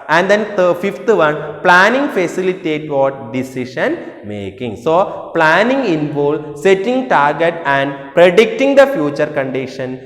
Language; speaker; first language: English; non-native, local second language; Malayalam